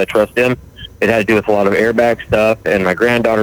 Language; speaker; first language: English; native; English